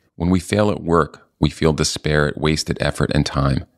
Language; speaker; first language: English; native; English